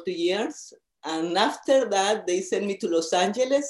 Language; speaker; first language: English; non-native, fluent; Spanish